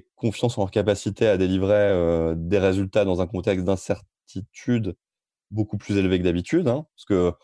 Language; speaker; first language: French; native; French